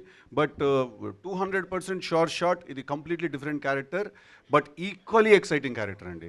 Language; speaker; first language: Telugu; native; Telugu